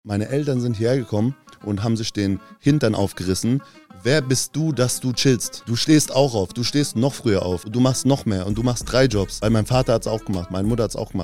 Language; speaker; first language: German; early bilingual, other home language; Turkish